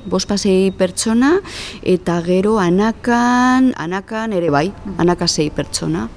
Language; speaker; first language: Basque; non-native, local second language; Spanish